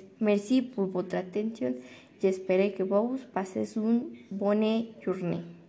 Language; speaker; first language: French; non-native, learner; Spanish